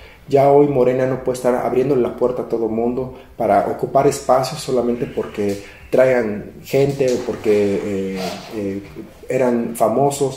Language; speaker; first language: Spanish; native; Spanish